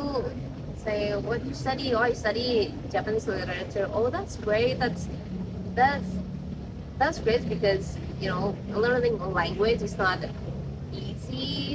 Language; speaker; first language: English; non-native, learner; Indonesian